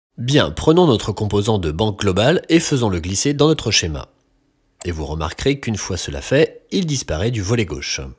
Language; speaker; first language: French; native; French